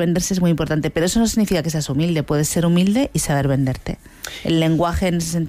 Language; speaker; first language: Spanish; native; Spanish